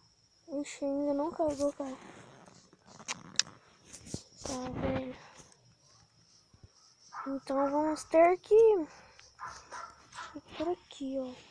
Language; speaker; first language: Portuguese; native; Portuguese